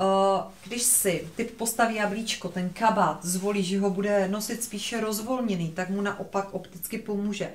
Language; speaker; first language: Czech; native; Czech